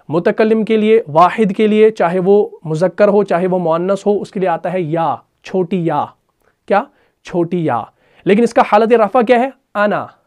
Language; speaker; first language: Urdu; non-native, local second language; Punjabi